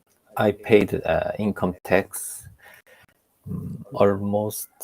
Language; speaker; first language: English; non-native, learner; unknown